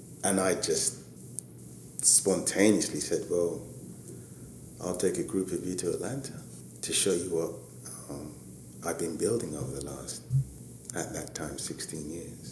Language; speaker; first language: English; native; English